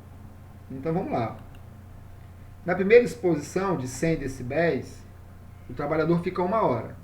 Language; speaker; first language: Portuguese; native; Portuguese